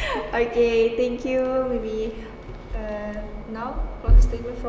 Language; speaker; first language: English; non-native, learner; Indonesian